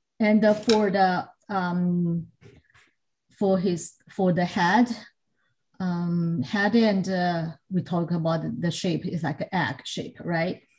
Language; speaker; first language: English; non-native, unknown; Chinese